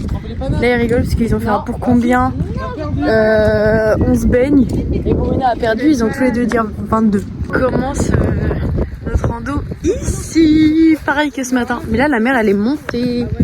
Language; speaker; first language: French; native; French